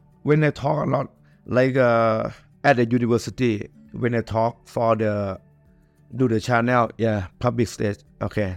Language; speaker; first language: English; non-native, learner; Thai